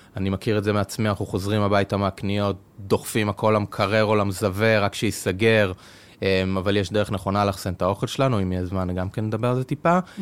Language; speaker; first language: Hebrew; native; Hebrew